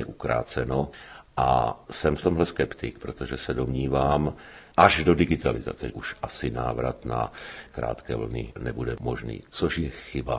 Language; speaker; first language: Czech; native; Czech